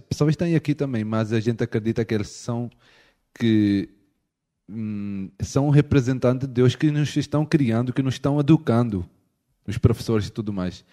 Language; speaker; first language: Portuguese; non-native, fluent; Urdu